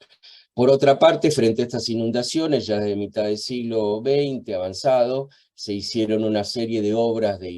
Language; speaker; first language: Spanish; native; Spanish